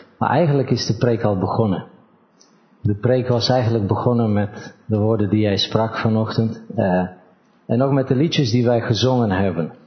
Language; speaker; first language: Dutch; early bilingual, other home language; Romanian